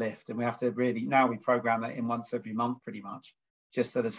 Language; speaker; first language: English; native; English